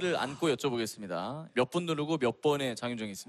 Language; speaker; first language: Korean; native; Korean